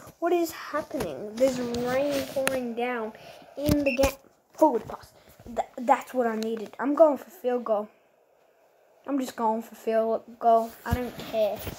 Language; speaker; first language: English; native; English